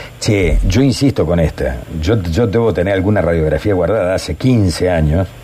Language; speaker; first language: Spanish; native; Spanish